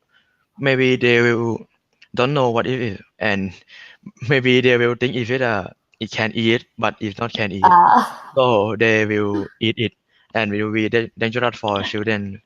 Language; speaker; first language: English; non-native, learner; Thai